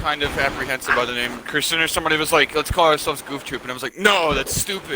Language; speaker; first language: English; native; English